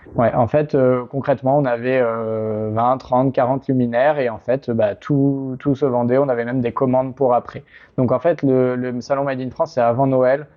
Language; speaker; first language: French; native; French